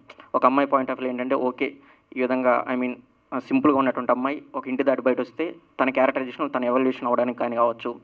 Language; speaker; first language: Telugu; native; Telugu